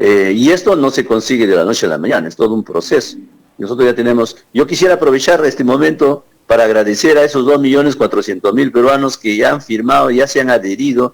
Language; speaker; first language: Spanish; native; Spanish